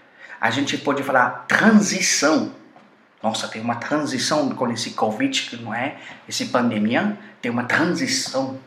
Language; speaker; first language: Portuguese; non-native, fluent; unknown